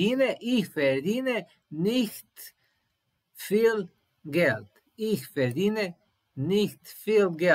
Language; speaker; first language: German; non-native, learner; Serbian